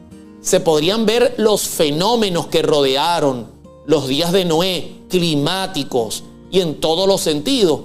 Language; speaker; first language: Spanish; native; Spanish